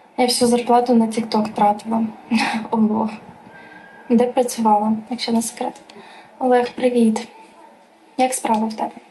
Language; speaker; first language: Ukrainian; native; Ukrainian